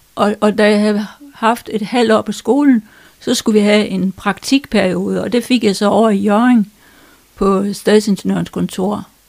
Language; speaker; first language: Danish; native; Danish